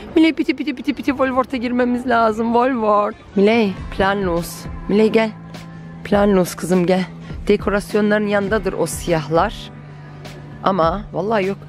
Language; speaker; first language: Turkish; early bilingual, heritage; Turkish